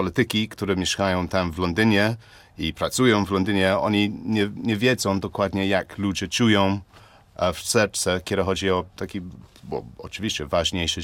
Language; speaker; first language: Polish; non-native, learner; English